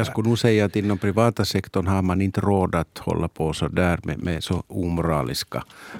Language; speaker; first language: Swedish; native; Swedish